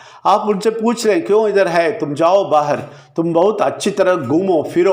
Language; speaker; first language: Hindi; non-native, local second language; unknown